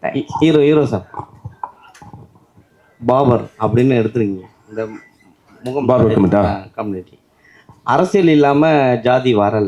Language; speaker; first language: Tamil; native; Tamil